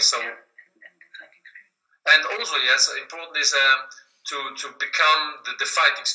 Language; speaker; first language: English; non-native, learner; German